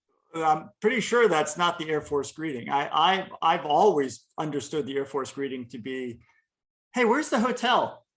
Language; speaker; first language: English; native; English